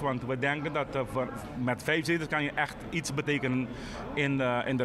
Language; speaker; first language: Dutch; non-native, local second language; Papiamento